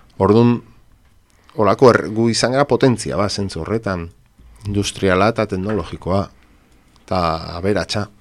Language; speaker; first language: Basque; non-native, local second language; Spanish